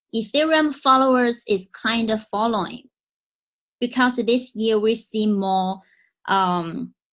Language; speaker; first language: English; non-native, fluent; Chinese